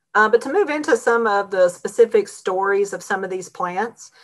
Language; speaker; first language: English; native; English